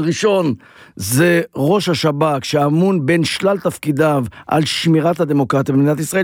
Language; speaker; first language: Hebrew; native; Hebrew